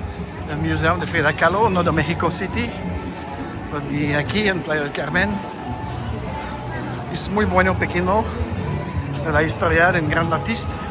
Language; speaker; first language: Spanish; non-native, learner; French